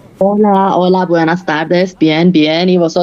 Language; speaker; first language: Spanish; non-native, fluent; Persian